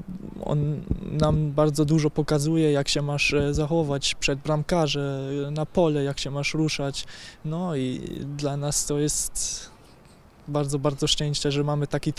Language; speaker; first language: Polish; early bilingual, heritage; German